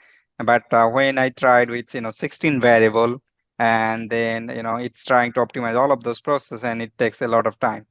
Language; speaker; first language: English; non-native, fluent; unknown